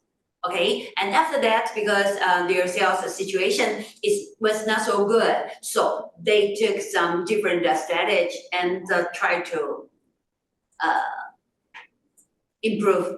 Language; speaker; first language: English; non-native, fluent; Chinese